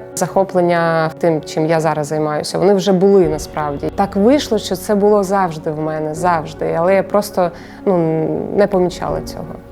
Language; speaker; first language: Ukrainian; non-native, local second language; Russian